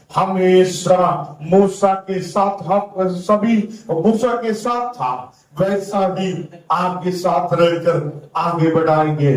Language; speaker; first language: Hindi; non-native, local second language; Tamil